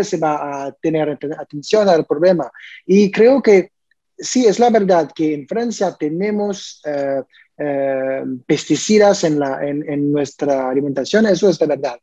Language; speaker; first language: Spanish; non-native, learner; French